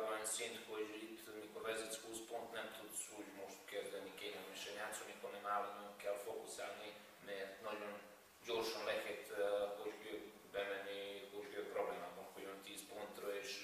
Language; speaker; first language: Hungarian; non-native, learner; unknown